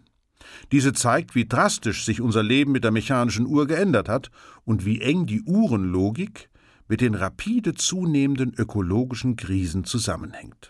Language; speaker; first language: German; native; German